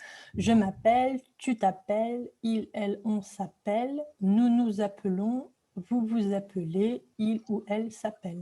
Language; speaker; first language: French; native; French